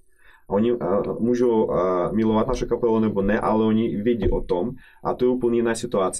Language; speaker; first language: Czech; non-native, fluent; Russian